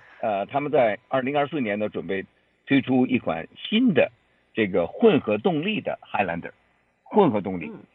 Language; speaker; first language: Chinese; native; Chinese